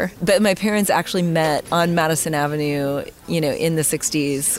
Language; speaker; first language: English; native; English